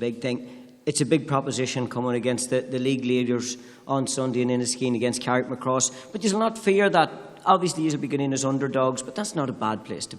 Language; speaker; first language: English; native; English